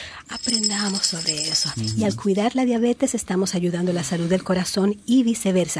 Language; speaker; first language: Spanish; native; Spanish